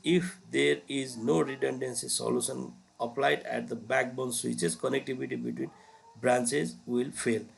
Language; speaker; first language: English; non-native, local second language; Nepali